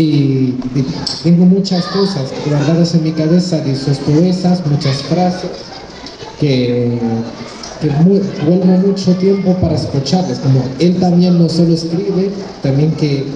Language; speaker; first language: Spanish; non-native, fluent; Arabic